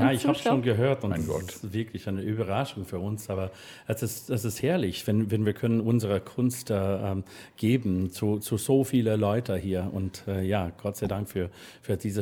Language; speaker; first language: German; non-native, learner; English